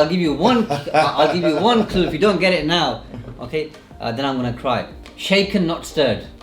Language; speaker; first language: English; native; English